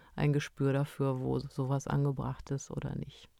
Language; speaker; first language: German; early bilingual, other home language; Romanian